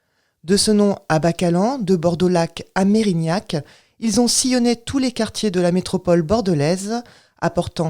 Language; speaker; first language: French; native; French